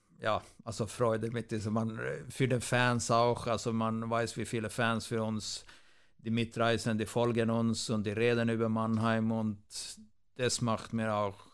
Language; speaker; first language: German; non-native, fluent; Swedish